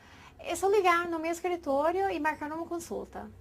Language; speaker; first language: Portuguese; non-native, fluent; English